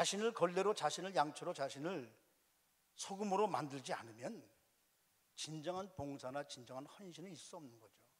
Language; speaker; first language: Korean; native; Korean